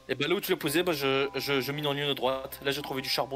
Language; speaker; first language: French; native; French